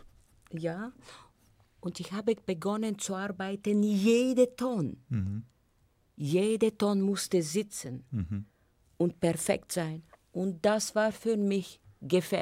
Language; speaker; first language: German; non-native, fluent; Bulgarian